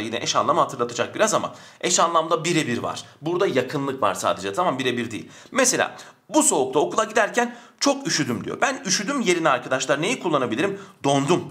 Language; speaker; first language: Turkish; native; Turkish